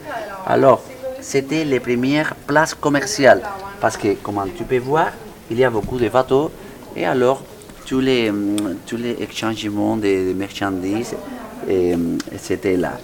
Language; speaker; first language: French; non-native, fluent; Spanish